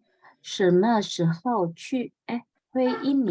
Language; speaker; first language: Chinese; non-native, learner; Indonesian